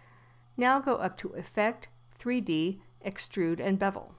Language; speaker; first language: English; native; English